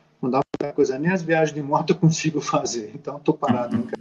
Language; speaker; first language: Portuguese; native; Portuguese